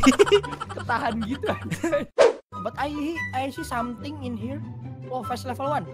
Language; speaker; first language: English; non-native, learner; Indonesian